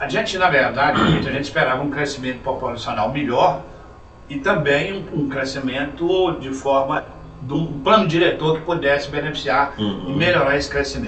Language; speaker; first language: Portuguese; native; Portuguese